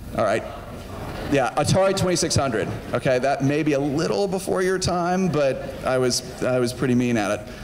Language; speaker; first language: English; native; English